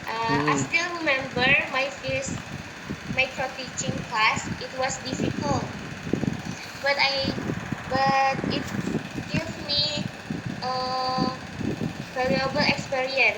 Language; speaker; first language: English; non-native, learner; Indonesian